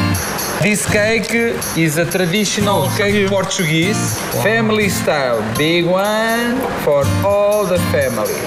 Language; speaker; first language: English; non-native, learner; Portuguese